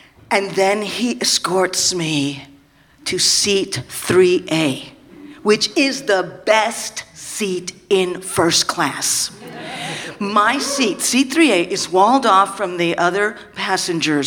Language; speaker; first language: English; native; English